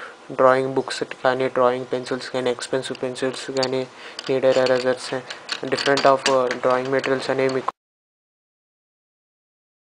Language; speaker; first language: English; non-native, learner; Telugu